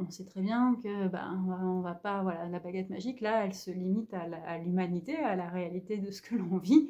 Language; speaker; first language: French; native; French